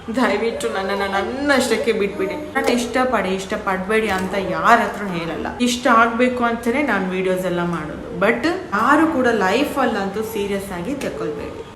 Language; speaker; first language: Kannada; non-native, local second language; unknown